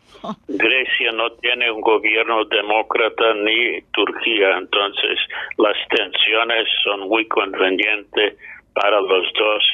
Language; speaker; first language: Spanish; non-native, fluent; English